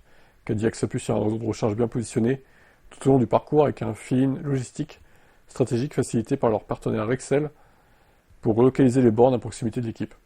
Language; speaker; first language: French; native; French